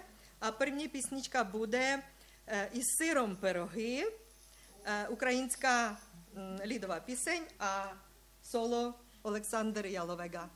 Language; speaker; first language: Czech; non-native, fluent; Ukrainian